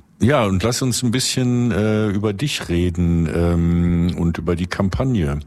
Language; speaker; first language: German; native; German